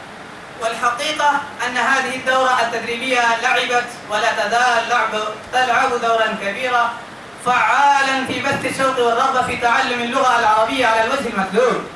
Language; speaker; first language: Arabic; non-native, fluent; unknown